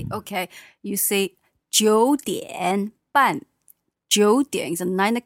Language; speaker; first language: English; non-native, fluent; Chinese